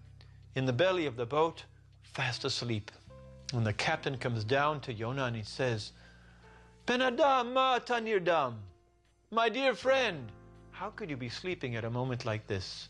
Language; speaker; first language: English; native; English